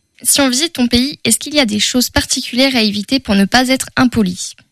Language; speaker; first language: French; native; French